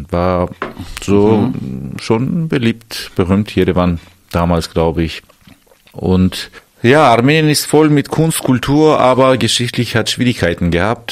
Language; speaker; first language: German; non-native, fluent; Armenian